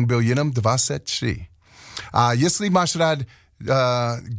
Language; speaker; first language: Czech; non-native, learner; English